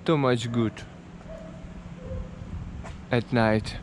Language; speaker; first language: English; non-native, learner; Russian